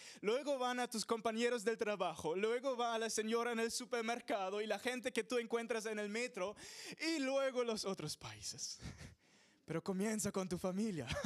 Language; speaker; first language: Spanish; non-native, fluent; English